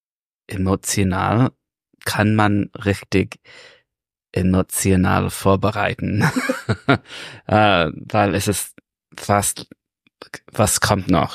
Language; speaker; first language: German; non-native, learner; English